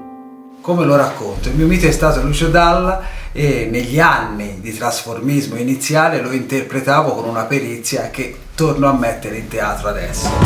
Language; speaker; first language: Italian; native; Italian